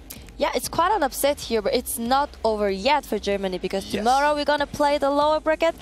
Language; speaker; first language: English; non-native, fluent; French